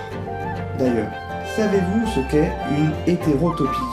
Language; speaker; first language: French; native; French